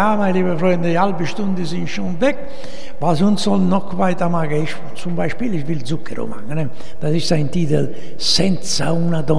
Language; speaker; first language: German; non-native, learner; Italian